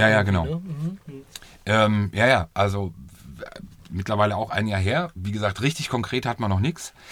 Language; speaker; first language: German; native; German